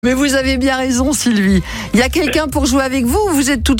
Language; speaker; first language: French; native; French